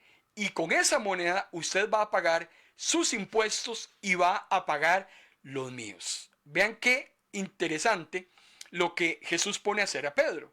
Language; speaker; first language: Spanish; native; Spanish